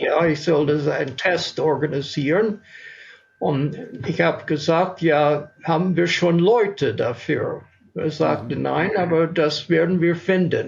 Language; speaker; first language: German; non-native, fluent; English